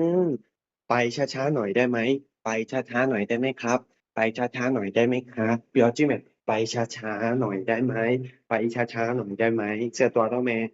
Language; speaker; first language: Thai; non-native, fluent; Burmese